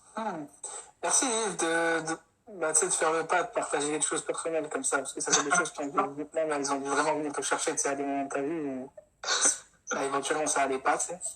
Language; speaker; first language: French; native; French